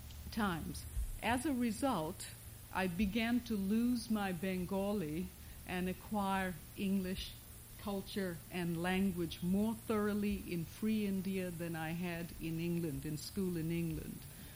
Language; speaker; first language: English; non-native, local second language; Bangla